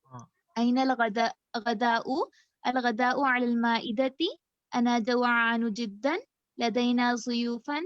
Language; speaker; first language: Arabic; non-native, learner; Urdu